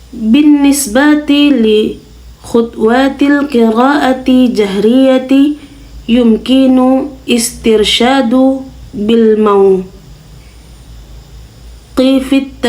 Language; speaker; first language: Arabic; non-native, learner; Indonesian